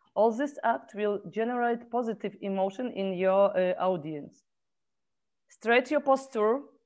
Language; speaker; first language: English; non-native, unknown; Polish